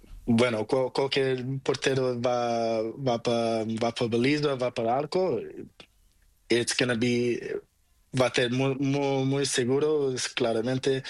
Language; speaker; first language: Spanish; non-native, learner; Portuguese